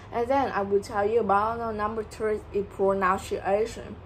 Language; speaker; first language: English; non-native, learner; Vietnamese